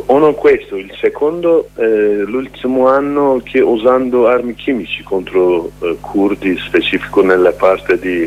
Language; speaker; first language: Italian; non-native, learner; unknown